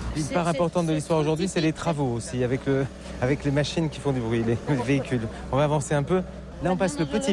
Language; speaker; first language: French; native; French